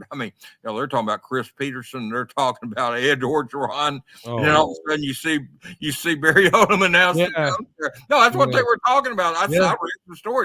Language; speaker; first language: English; native; English